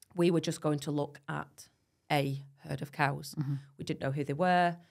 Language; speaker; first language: English; native; English